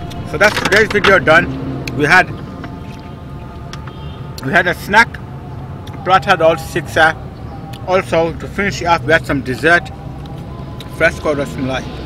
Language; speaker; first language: English; early bilingual, other home language; Hindi